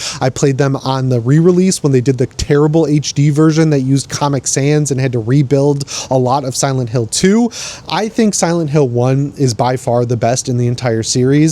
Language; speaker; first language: English; native; English